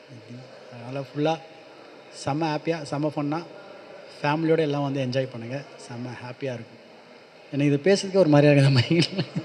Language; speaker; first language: Tamil; native; Tamil